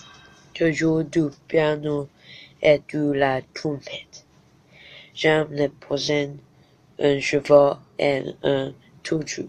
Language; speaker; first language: French; non-native, learner; Cantonese